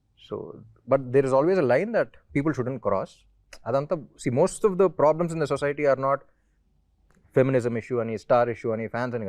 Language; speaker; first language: Telugu; native; Telugu